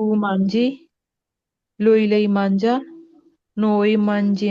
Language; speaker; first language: Italian; non-native, learner; Punjabi